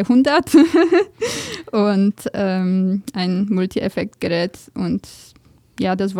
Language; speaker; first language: German; non-native, fluent; Polish